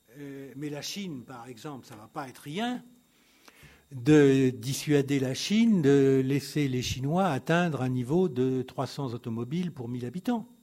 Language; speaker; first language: French; native; French